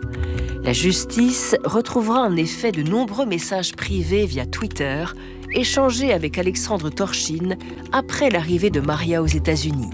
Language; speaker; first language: French; native; French